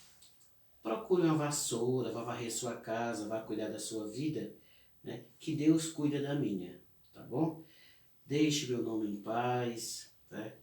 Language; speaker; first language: Portuguese; native; Portuguese